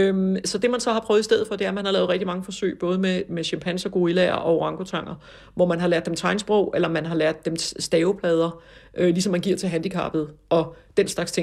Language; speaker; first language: Danish; native; Danish